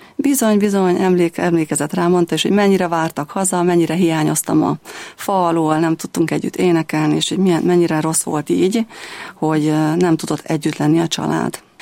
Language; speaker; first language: Hungarian; native; Hungarian